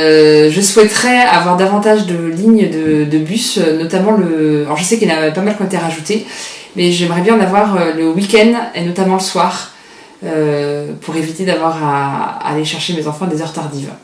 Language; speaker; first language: French; native; French